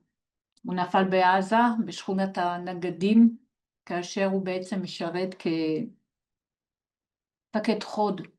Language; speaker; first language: Hebrew; non-native, fluent; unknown